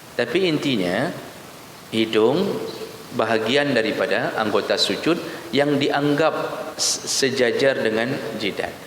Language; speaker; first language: Malay; non-native, local second language; Achinese